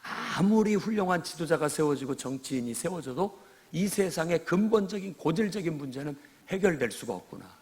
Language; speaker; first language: Korean; native; Korean